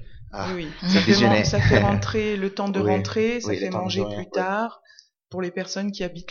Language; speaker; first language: French; native; French